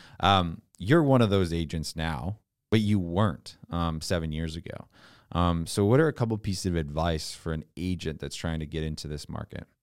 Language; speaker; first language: English; native; English